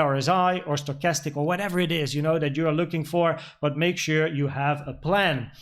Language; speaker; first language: English; non-native, fluent; Dutch